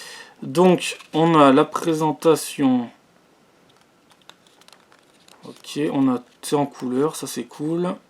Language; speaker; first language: French; native; French